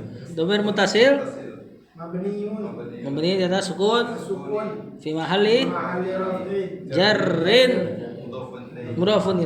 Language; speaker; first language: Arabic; non-native, fluent; Indonesian